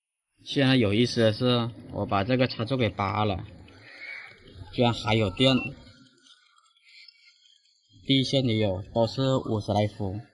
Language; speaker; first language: Chinese; native; Chinese